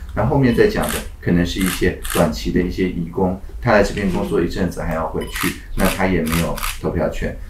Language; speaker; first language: Chinese; native; Chinese